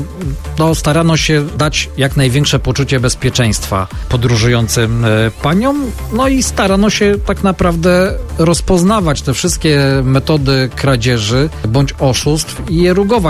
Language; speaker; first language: Polish; native; Polish